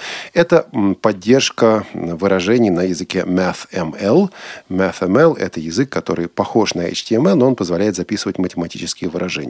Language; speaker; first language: Russian; native; Russian